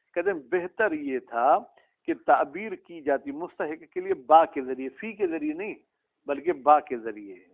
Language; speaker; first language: Urdu; non-native, local second language; Sindhi